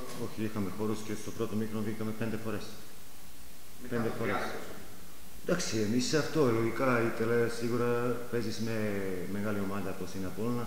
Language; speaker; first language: Greek; non-native, fluent; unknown